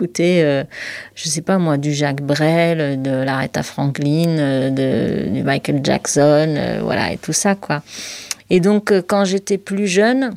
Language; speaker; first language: French; non-native, local second language; Arabic